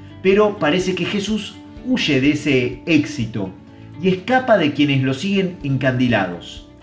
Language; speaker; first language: Spanish; native; Spanish